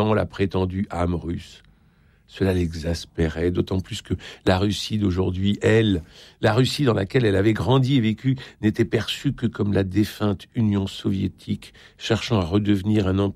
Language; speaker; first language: French; native; French